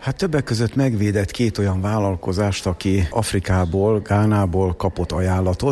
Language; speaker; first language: Hungarian; native; Hungarian